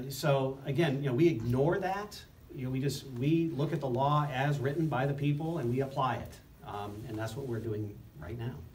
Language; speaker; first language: English; native; English